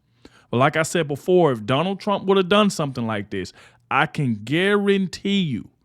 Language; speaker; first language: English; native; English